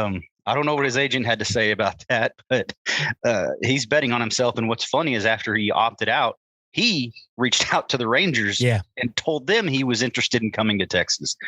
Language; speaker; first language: English; native; English